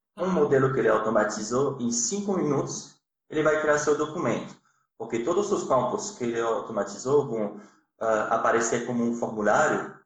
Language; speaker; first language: Portuguese; non-native, fluent; French